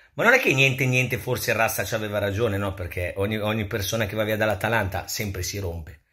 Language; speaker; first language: Italian; native; Italian